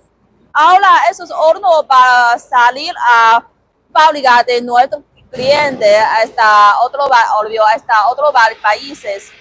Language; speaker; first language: Spanish; non-native, learner; Chinese